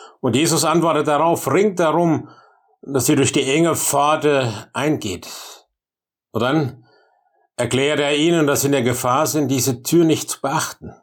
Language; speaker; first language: German; native; German